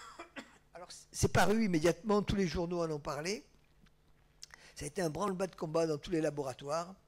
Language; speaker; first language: French; native; French